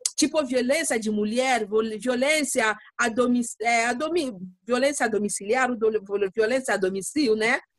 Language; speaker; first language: Portuguese; non-native, learner; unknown